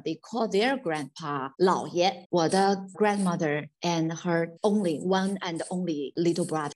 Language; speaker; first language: English; non-native, fluent; Chinese